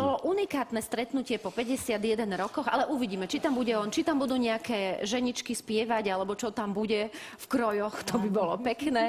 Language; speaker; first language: Slovak; native; Slovak